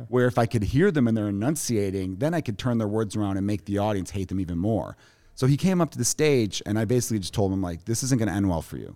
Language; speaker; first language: English; native; English